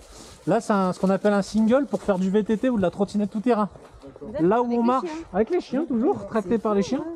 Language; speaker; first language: French; native; French